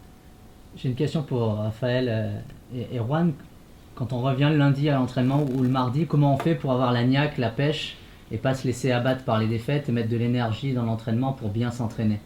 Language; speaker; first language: French; native; French